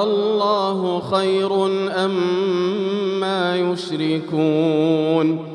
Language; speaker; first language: Arabic; native; Arabic